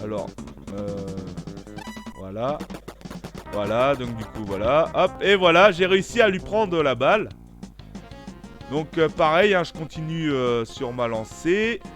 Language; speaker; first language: French; native; French